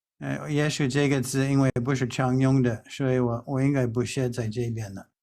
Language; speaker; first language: Chinese; non-native, fluent; English